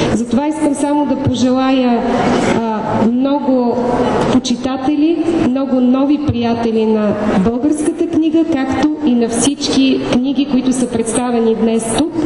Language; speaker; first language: Bulgarian; native; Bulgarian